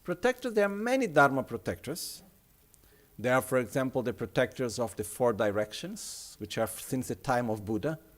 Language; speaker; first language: English; non-native, fluent; Italian